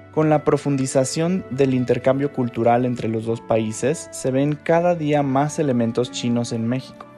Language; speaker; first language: Spanish; non-native, fluent; Chinese